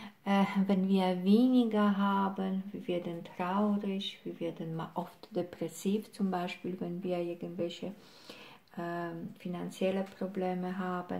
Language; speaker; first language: German; non-native, fluent; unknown